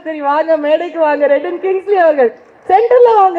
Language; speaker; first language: Tamil; native; Tamil